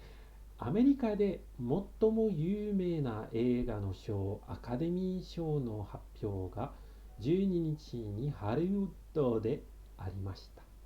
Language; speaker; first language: Japanese; non-native, fluent; French